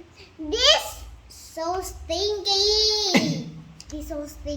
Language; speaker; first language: English; non-native, learner; Lao